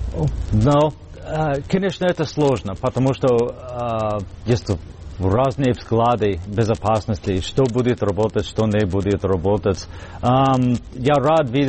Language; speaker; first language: Russian; non-native, fluent; English